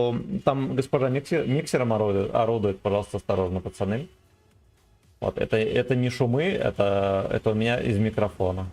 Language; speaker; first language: Russian; native; Russian